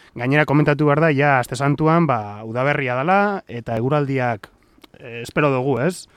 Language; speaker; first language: Basque; native; Basque